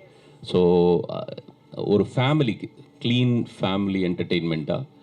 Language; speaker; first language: Tamil; native; Tamil